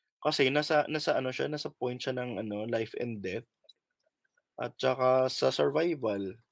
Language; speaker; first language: Filipino; native; Filipino